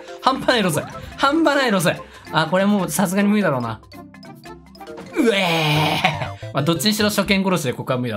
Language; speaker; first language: Japanese; native; Japanese